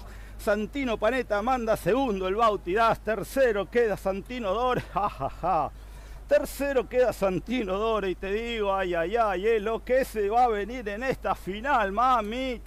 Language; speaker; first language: Spanish; native; Spanish